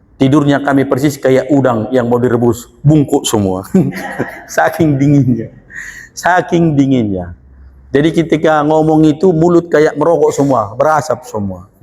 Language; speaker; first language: Indonesian; non-native, local second language; Batak Toba